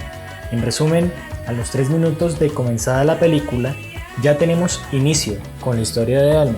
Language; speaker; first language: Spanish; native; Spanish